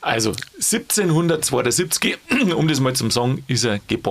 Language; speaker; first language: German; native; German